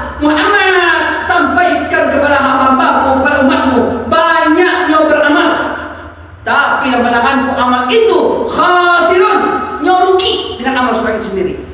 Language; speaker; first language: Malay; non-native, local second language; Minangkabau